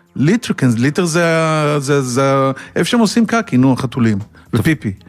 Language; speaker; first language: Hebrew; native; Hebrew